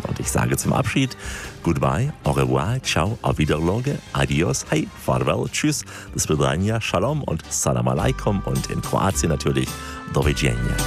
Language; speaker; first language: German; native; German